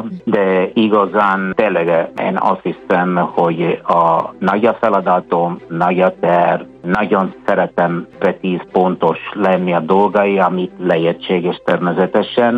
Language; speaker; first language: Hungarian; non-native, fluent; Italian